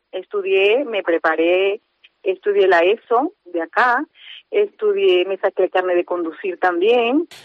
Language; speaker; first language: Spanish; native; Spanish